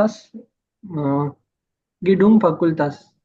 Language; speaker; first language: Indonesian; non-native, learner; Urdu